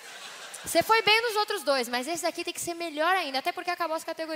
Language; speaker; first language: Portuguese; native; Portuguese